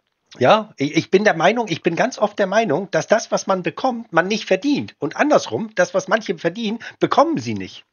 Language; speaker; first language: German; native; German